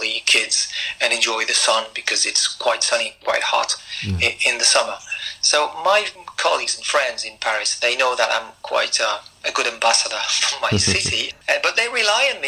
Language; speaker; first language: English; non-native, fluent; French